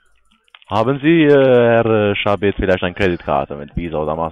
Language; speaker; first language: German; non-native, learner; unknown